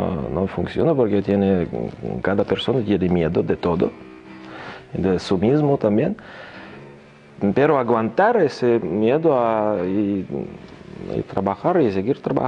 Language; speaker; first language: Spanish; non-native, learner; Russian